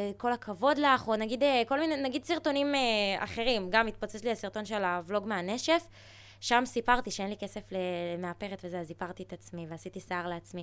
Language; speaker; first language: Hebrew; early bilingual, other home language; Russian